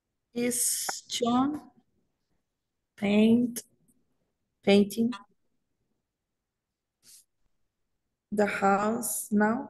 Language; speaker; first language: English; non-native, learner; Spanish